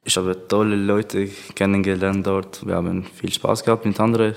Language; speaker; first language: German; non-native, learner; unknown